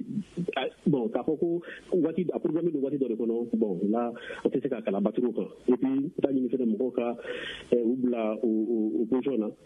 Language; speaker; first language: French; non-native, local second language; Bambara